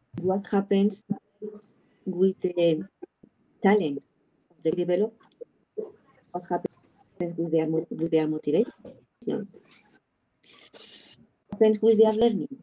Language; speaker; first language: English; non-native, learner; Spanish